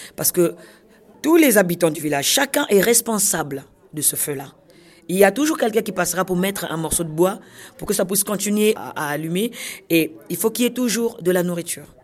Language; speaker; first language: French; non-native, local second language; Kongo